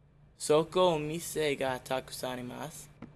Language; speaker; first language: Japanese; non-native, learner; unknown